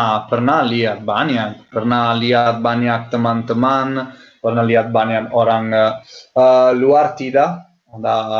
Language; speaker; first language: Indonesian; non-native, learner; Italian